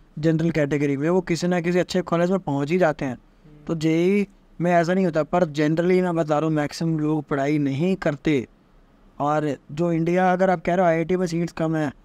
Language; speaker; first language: Hindi; native; Hindi